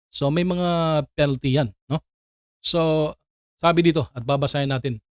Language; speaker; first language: Filipino; non-native, local second language; Cebuano